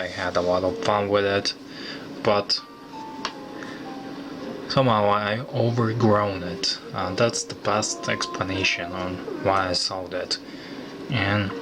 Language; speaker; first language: English; non-native, fluent; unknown